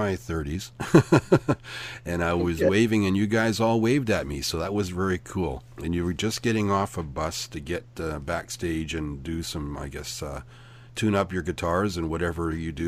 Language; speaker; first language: English; native; English